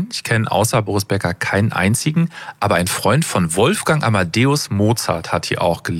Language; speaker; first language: German; native; German